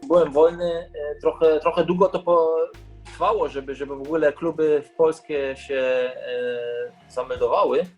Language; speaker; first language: Polish; early bilingual, heritage; Polish